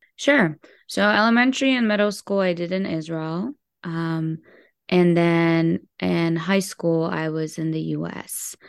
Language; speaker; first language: English; early bilingual, other home language; Hebrew